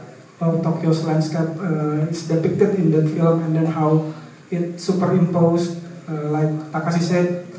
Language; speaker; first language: English; non-native, fluent; Indonesian